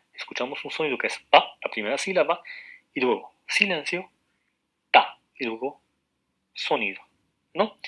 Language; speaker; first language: Spanish; non-native, fluent; Arabic